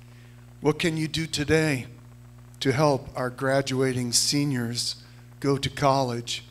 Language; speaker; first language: English; native; English